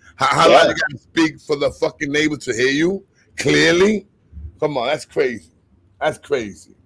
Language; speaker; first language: English; early bilingual, other home language; Spanish